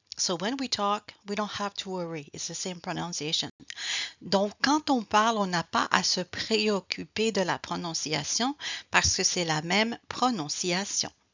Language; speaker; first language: French; native; French